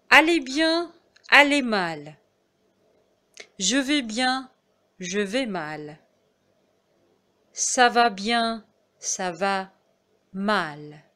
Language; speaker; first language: French; non-native, fluent; Arabic